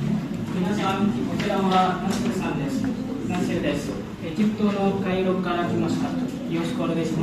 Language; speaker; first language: Japanese; non-native, learner; Indonesian